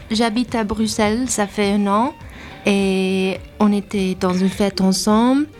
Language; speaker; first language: French; non-native, fluent; English